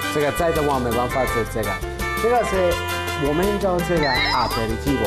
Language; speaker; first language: Chinese; non-native, learner; Italian